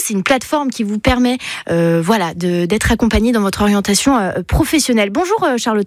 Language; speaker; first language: French; native; French